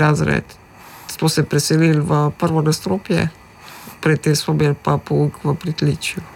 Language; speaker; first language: Slovenian; early bilingual, other home language; Macedonian